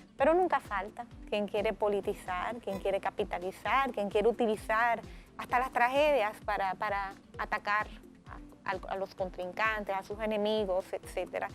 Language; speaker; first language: Spanish; native; Spanish